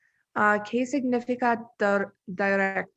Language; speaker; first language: Spanish; non-native, learner; English